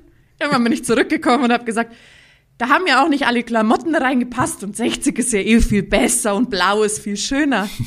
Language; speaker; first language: German; native; German